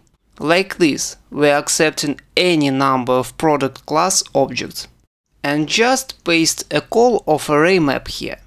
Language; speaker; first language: English; non-native, fluent; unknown